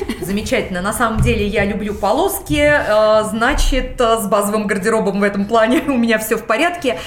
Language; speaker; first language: Russian; native; Russian